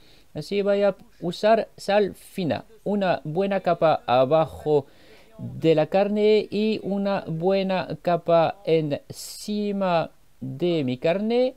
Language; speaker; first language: Spanish; non-native, fluent; French